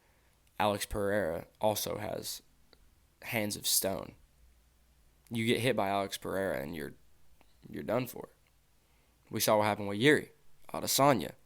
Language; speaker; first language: English; native; English